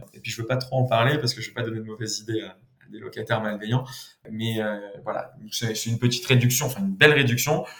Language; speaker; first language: French; native; French